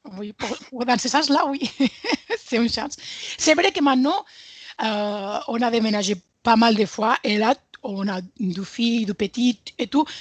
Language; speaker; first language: French; non-native, fluent; Spanish